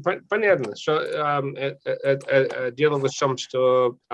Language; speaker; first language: Russian; non-native, fluent; English